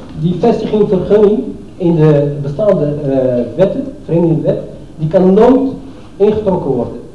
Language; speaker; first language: Dutch; non-native, fluent; Arabic